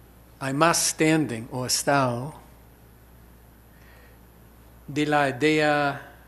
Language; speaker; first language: Spanish; non-native, fluent; English